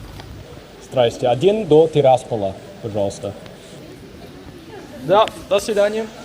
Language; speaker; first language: Russian; non-native, learner; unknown